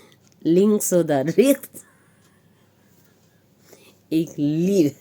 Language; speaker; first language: German; non-native, learner; Hindi